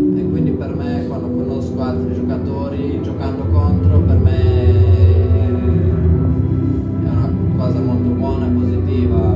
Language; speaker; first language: Italian; non-native, local second language; German